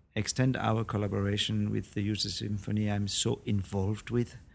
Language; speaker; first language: English; non-native, fluent; French